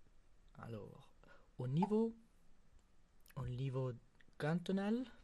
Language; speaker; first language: French; non-native, local second language; German